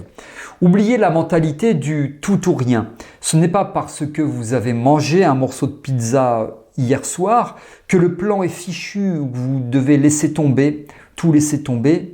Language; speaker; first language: French; native; French